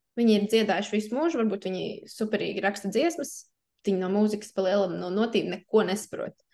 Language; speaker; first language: Latvian; native; Latvian